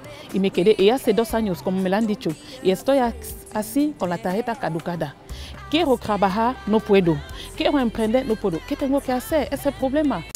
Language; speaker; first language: Spanish; non-native, fluent; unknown